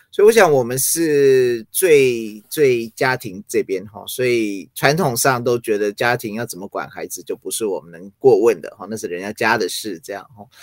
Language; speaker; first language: Chinese; early bilingual, other home language; English